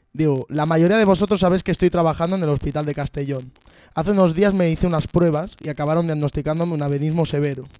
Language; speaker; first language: Spanish; non-native, local second language; Catalan